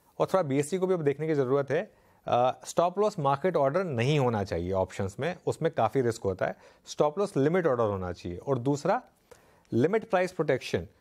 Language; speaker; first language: Hindi; native; Hindi